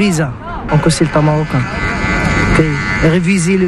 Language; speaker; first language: French; non-native, learner; Arabic